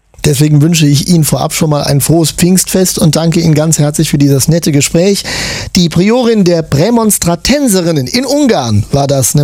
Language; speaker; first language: German; native; German